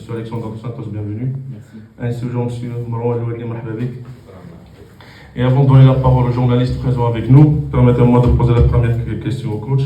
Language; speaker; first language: French; non-native, local second language; Arabic